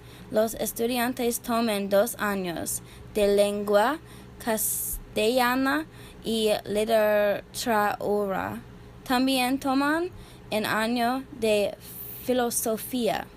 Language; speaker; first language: Spanish; non-native, learner; English